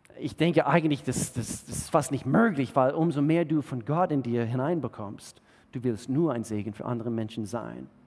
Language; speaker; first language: German; non-native, fluent; English